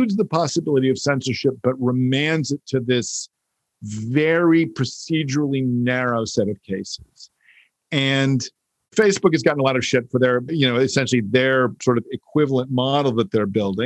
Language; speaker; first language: English; native; English